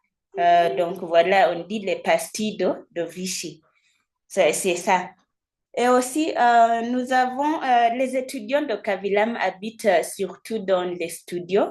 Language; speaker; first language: French; non-native, fluent; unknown